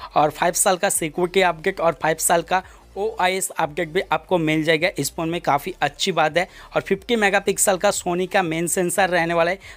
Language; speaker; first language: Hindi; native; Hindi